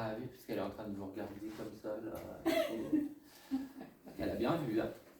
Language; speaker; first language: French; native; French